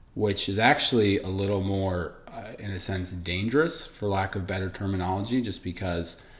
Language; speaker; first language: English; early bilingual, other home language; Italian